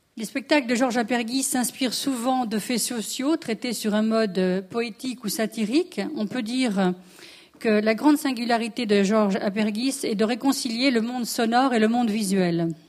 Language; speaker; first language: French; native; French